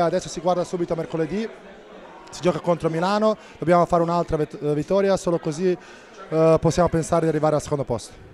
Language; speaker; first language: Italian; non-native, fluent; Serbian